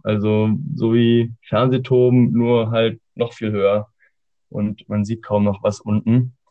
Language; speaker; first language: German; native; German